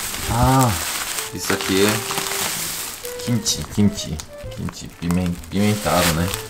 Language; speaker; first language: Portuguese; non-native, learner; Korean